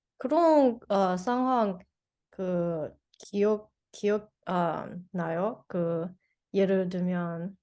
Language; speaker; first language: Korean; non-native, learner; English